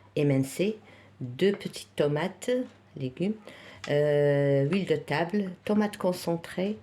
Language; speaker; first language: French; non-native, local second language; Arabic